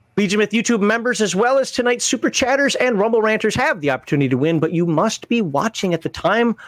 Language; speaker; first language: English; native; English